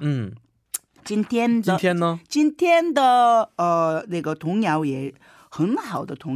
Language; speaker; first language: Chinese; non-native, learner; Korean